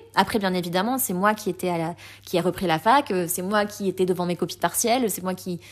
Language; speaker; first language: French; native; French